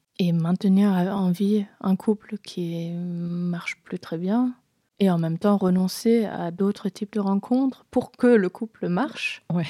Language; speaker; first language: French; non-native, fluent; German